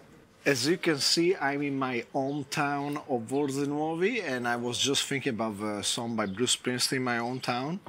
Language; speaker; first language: English; non-native, fluent; Italian